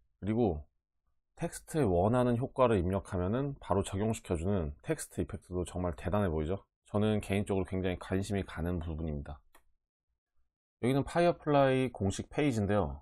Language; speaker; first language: Korean; native; Korean